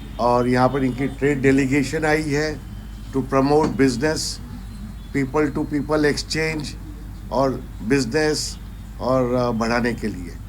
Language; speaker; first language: Hindi; non-native, local second language; Gujarati